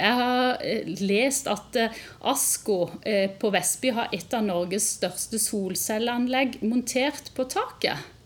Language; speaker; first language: Norwegian; native; Norwegian